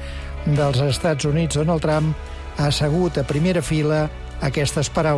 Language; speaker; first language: Catalan; native; Catalan